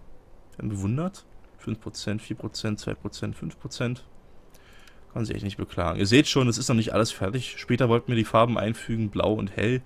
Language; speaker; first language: German; native; German